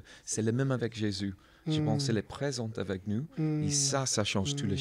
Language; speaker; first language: French; non-native, learner; English